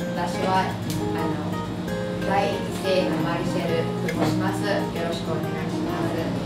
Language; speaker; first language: Japanese; non-native, fluent; Filipino